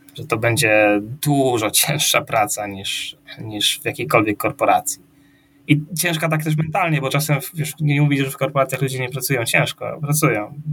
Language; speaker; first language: Polish; native; Polish